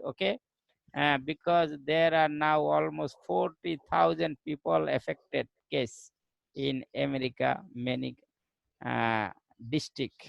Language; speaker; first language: English; non-native, learner; Bangla